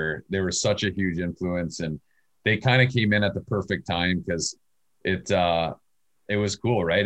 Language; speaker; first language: English; native; English